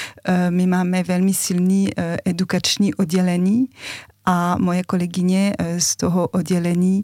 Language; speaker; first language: Czech; non-native, fluent; French